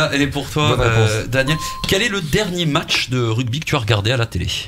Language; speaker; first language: French; native; French